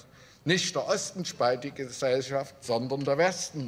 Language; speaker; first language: German; native; German